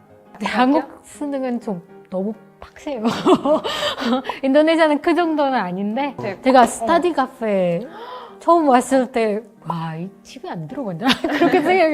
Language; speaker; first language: Korean; non-native, fluent; Indonesian